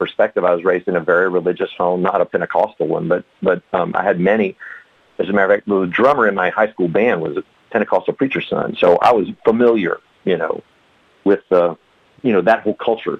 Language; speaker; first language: English; native; English